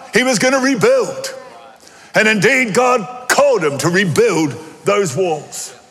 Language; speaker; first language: English; native; English